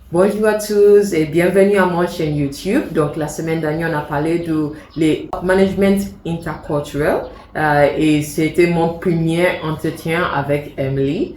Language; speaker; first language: French; non-native, fluent; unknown